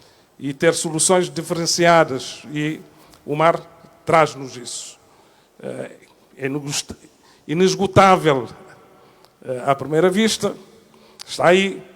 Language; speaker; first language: Portuguese; non-native, local second language; Kabuverdianu